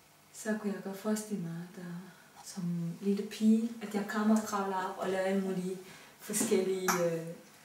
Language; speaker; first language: Danish; non-native, fluent; Romanian